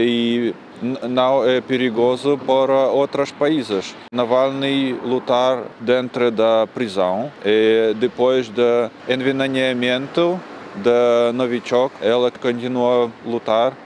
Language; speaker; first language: Portuguese; non-native, learner; Russian